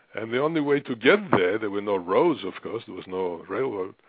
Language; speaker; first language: English; non-native, fluent; Russian